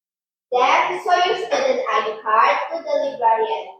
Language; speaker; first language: English; non-native, learner; Indonesian